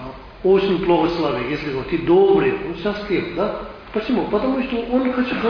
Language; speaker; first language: Russian; non-native, learner; Tibetan